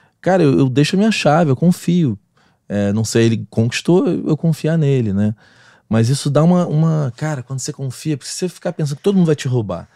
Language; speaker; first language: Portuguese; native; Portuguese